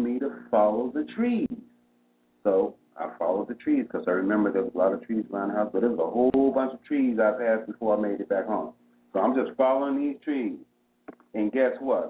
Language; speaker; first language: English; native; English